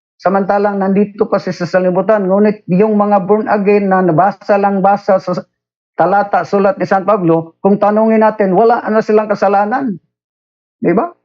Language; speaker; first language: Filipino; non-native, local second language; Cebuano